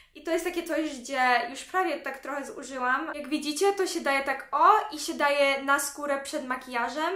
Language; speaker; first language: Polish; early bilingual, heritage; Polish